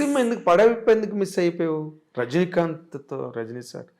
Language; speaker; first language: Telugu; native; Telugu